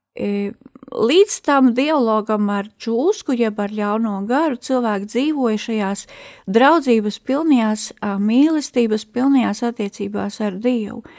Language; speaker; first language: Latvian; native; Latvian